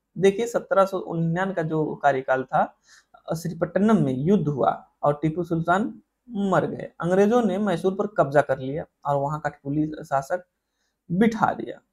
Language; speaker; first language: Hindi; native; Hindi